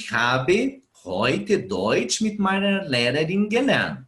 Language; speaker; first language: German; non-native, fluent; Portuguese